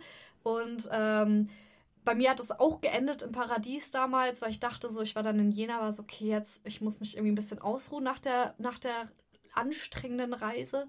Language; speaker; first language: German; native; German